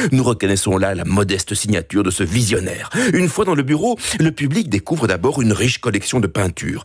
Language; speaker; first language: French; native; French